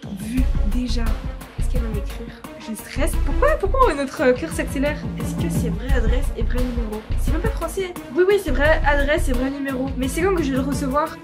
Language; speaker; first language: French; native; French